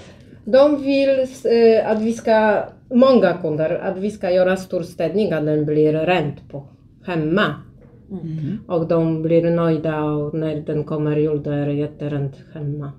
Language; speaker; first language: Swedish; non-native, learner; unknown